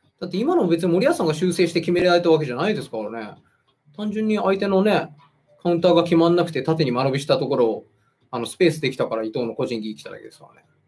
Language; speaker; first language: Japanese; native; Japanese